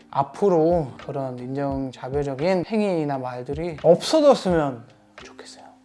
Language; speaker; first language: Korean; non-native, fluent; German